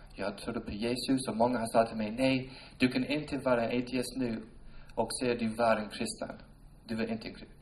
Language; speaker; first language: Swedish; non-native, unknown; English